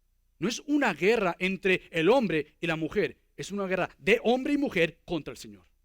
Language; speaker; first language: Spanish; native; Spanish